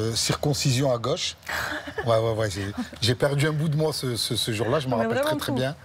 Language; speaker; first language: French; native; French